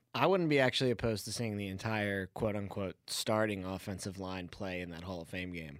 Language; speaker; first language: English; native; English